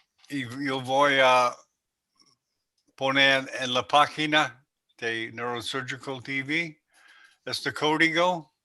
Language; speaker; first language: Spanish; non-native, learner; English